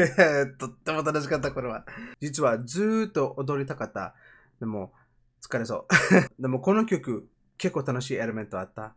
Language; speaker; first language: Japanese; non-native, learner; Spanish